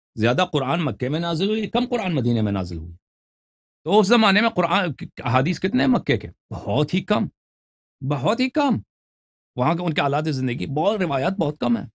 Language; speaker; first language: Urdu; non-native, fluent; Persian